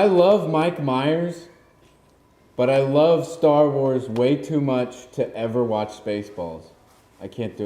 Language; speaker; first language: English; native; English